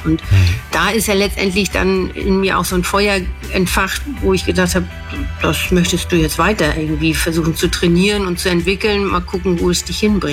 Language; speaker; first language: German; native; German